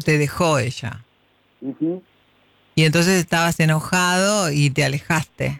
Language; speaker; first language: Spanish; native; Spanish